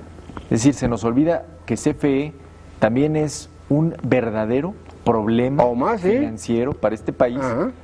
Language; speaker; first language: Spanish; native; Spanish